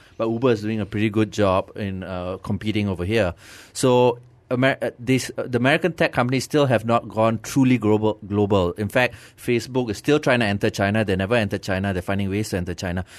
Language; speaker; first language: English; non-native, local second language; Tamil